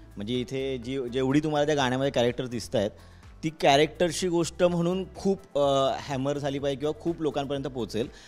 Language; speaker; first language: Marathi; native; Marathi